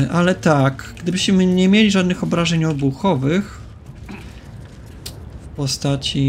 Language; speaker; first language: Polish; native; Polish